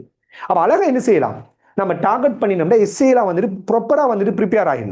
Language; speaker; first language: Tamil; native; Tamil